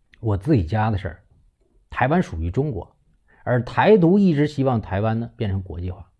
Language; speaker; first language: Chinese; native; Chinese